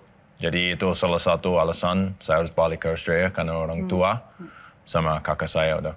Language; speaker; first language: Indonesian; non-native, learner; English